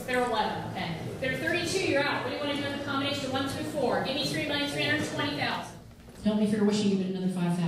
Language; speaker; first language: English; native; English